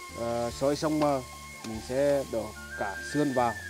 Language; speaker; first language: Vietnamese; non-native, fluent; Portuguese